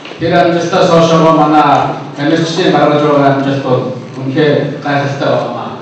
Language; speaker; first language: Mongolian; native; Mongolian